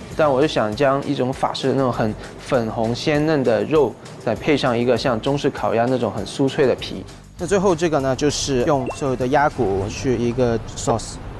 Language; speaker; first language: Chinese; non-native, local second language; Cantonese